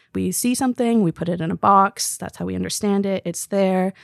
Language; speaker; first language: English; native; English